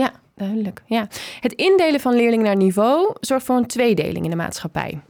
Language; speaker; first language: Dutch; native; Dutch